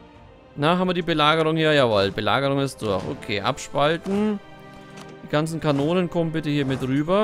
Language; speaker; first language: German; native; German